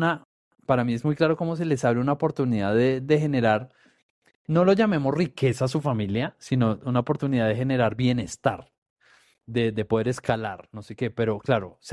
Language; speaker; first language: Spanish; native; Spanish